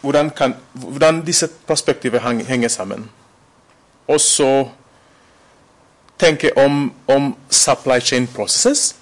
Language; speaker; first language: Norwegian; non-native, fluent; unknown